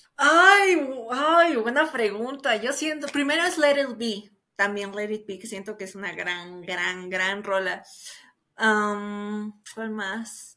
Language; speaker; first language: Spanish; native; Spanish